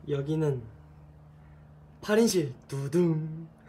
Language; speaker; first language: Korean; native; Korean